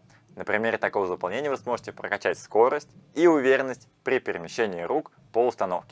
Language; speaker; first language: Russian; native; Russian